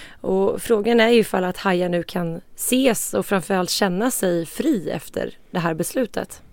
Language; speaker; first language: Swedish; native; Swedish